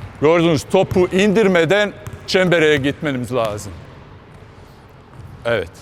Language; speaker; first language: Turkish; non-native, fluent; Bosnian